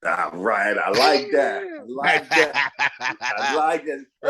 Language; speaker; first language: English; native; English